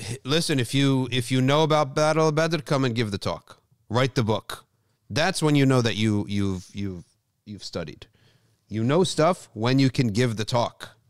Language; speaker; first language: English; native; English